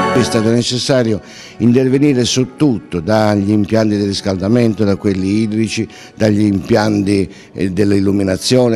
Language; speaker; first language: Italian; native; Italian